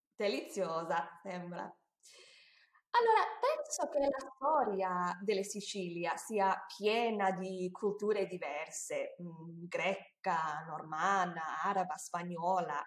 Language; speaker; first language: Italian; non-native, fluent; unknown